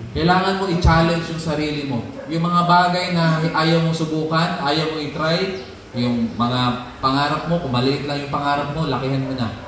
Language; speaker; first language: Filipino; non-native, local second language; Cebuano